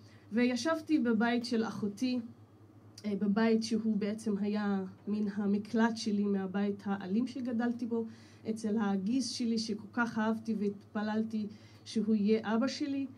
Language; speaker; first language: Hebrew; non-native, local second language; Arabic